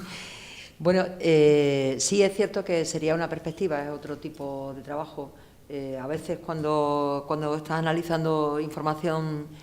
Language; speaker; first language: Spanish; native; Spanish